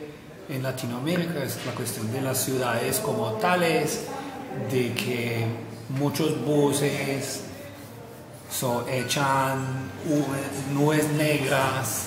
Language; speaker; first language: Spanish; non-native, fluent; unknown